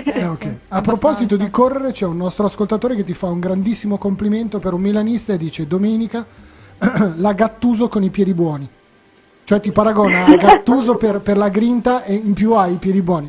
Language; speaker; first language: Italian; native; Italian